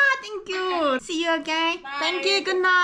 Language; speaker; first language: English; non-native, learner; Korean